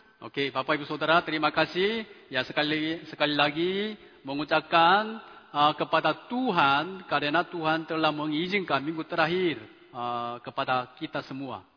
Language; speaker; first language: Indonesian; non-native, fluent; Chinese